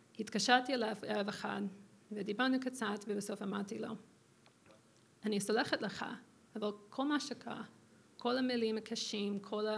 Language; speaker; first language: Hebrew; non-native, fluent; English